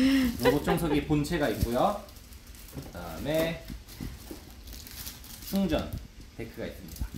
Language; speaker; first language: Korean; native; Korean